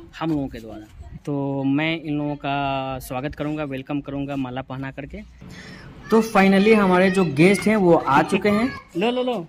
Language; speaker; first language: Hindi; native; Hindi